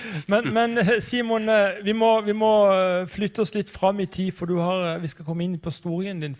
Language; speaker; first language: Norwegian; native; Norwegian